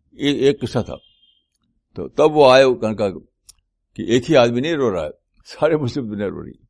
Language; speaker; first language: Urdu; native; Urdu